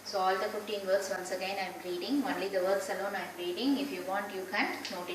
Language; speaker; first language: English; non-native, local second language; Tamil